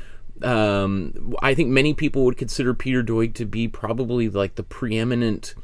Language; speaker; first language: English; native; English